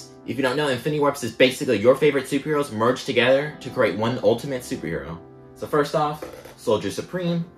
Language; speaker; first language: English; native; English